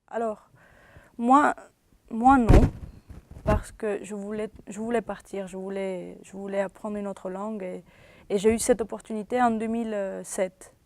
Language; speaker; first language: French; non-native, fluent; Spanish